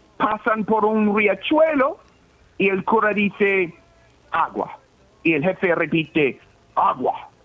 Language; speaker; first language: Spanish; non-native, fluent; English